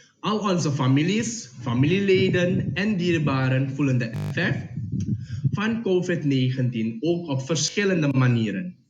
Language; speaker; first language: Dutch; native; Dutch